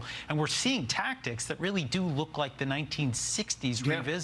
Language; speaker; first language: English; native; English